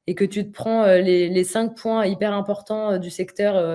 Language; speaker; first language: French; native; French